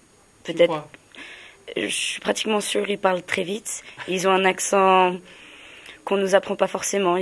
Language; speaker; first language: French; native; French